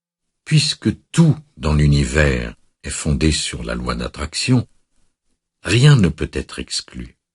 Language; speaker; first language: French; native; French